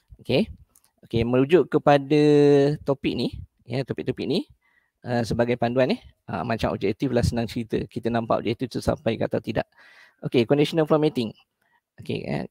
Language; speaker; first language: Malay; native; Malay